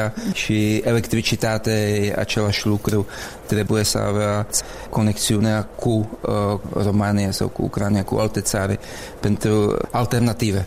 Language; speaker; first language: Romanian; non-native, learner; Czech